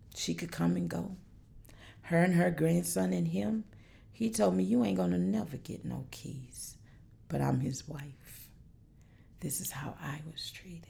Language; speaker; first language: English; native; English